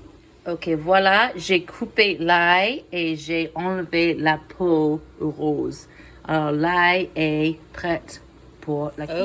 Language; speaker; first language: French; non-native, fluent; English